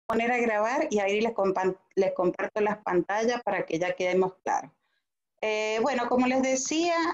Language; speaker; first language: Spanish; native; Spanish